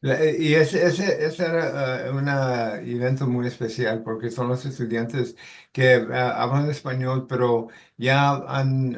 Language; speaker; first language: Spanish; early bilingual, heritage; Spanish